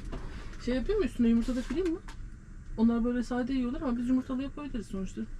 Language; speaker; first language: Turkish; native; Turkish